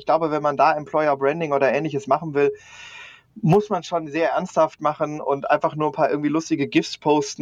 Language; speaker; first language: German; native; German